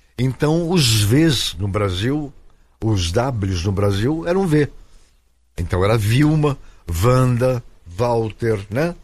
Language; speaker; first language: Portuguese; native; Portuguese